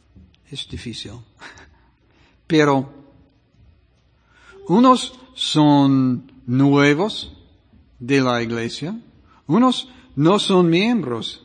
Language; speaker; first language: Spanish; non-native, fluent; English